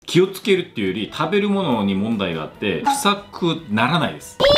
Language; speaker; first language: Japanese; non-native, fluent; Korean